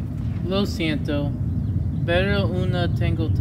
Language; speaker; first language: Spanish; non-native, learner; English